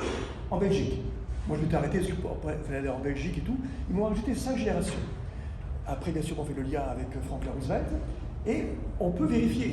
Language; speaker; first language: French; native; French